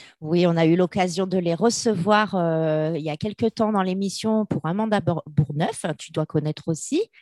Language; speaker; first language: French; native; French